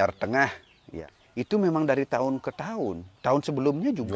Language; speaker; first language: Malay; non-native, local second language; Balinese